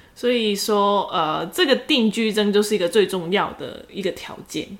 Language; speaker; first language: Chinese; native; Chinese